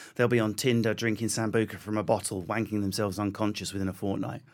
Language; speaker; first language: English; native; English